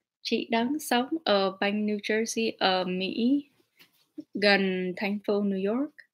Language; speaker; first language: Vietnamese; non-native, learner; English